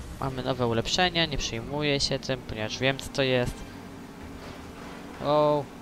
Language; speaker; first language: Polish; native; Polish